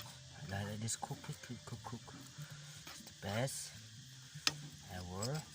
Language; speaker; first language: English; non-native, learner; Lao